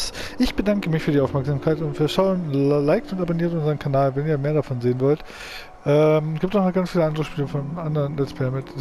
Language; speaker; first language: German; native; German